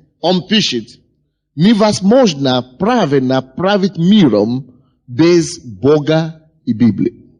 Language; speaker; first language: Russian; non-native, fluent; Yoruba